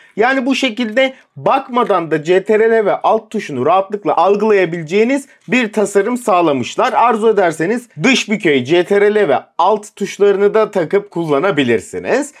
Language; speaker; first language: Turkish; native; Turkish